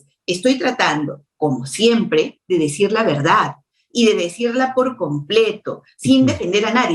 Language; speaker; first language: Spanish; native; Spanish